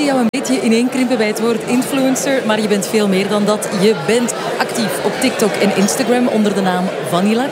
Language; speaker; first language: Dutch; native; Dutch